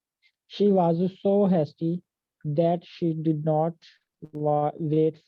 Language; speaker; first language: English; non-native, learner; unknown